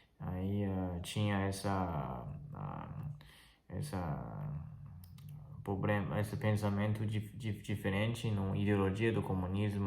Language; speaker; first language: Portuguese; non-native, fluent; Chinese